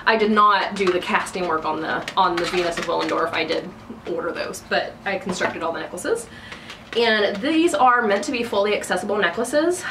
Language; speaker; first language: English; native; English